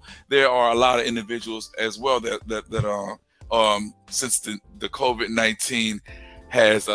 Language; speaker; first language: English; native; English